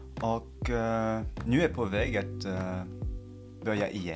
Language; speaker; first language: Swedish; non-native, fluent; French